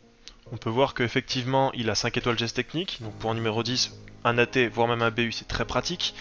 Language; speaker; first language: French; native; French